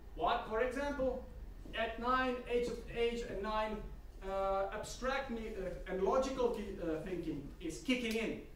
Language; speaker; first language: English; non-native, fluent; Slovak